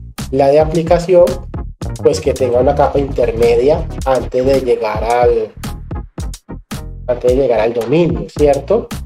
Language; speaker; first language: Spanish; native; Spanish